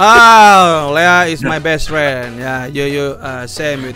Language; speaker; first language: English; non-native, learner; Indonesian